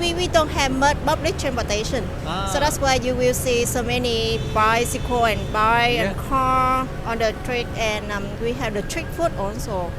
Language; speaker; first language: English; non-native, local second language; Vietnamese